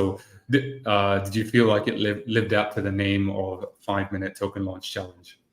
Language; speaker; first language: English; native; English